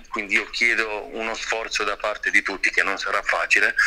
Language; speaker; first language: Italian; native; Italian